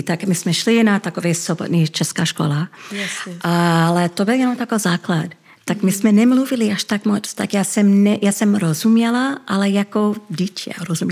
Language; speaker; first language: Czech; early bilingual, heritage; Czech